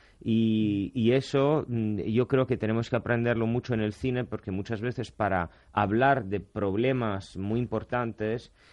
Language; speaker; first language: Spanish; non-native, fluent; Italian